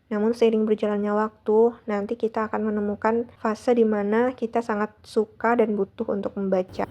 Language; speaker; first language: Indonesian; non-native, local second language; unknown